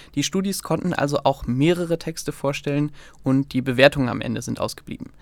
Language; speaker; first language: German; native; German